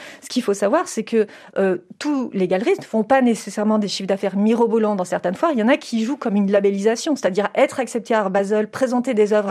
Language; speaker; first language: French; native; French